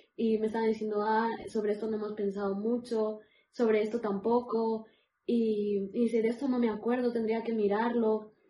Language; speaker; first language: Spanish; native; Spanish